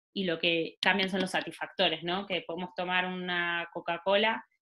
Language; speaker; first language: Spanish; native; Spanish